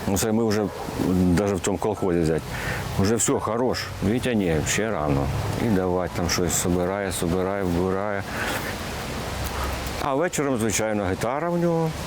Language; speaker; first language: Ukrainian; non-native, local second language; Russian